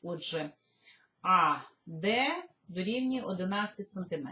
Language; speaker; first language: Ukrainian; native; Ukrainian